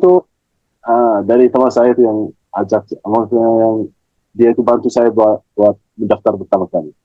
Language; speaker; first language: Indonesian; non-native, fluent; Arabic